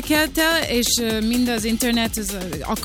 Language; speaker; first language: Hungarian; early bilingual, heritage; Hungarian